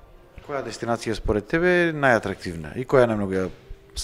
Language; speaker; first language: Macedonian; native; Macedonian